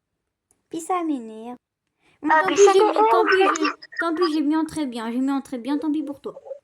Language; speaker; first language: French; native; French